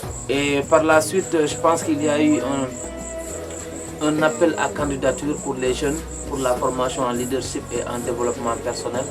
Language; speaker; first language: French; non-native, local second language; Mandingo